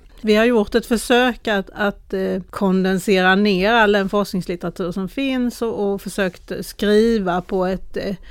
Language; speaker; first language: Swedish; native; Swedish